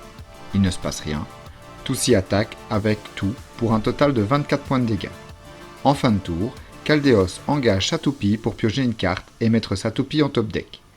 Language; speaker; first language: French; native; French